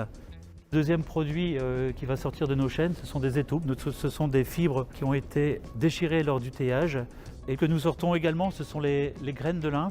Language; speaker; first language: French; native; French